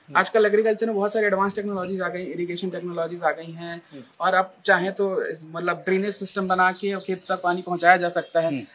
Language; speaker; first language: Hindi; native; Hindi